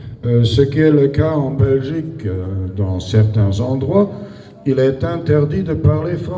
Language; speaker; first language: French; non-native, local second language; Luxembourgish